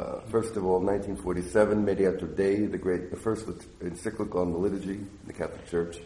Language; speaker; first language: English; native; English